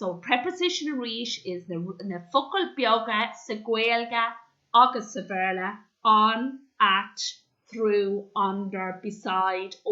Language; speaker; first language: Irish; non-native, local second language; English